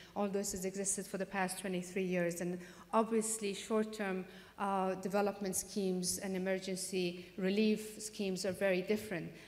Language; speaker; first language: English; non-native, fluent; Persian